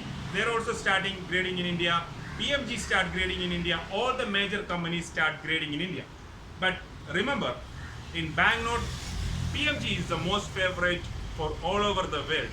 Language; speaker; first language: English; non-native, local second language; Malayalam